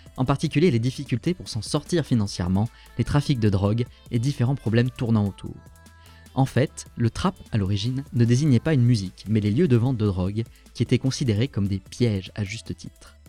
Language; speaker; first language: French; native; French